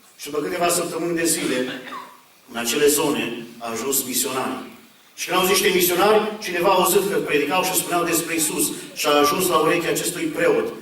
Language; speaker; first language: Romanian; early bilingual, heritage; Romanian